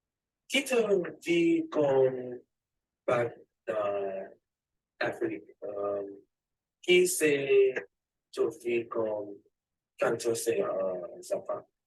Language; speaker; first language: French; non-native, learner; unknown